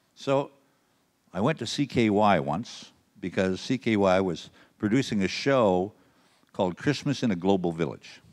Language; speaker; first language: English; native; English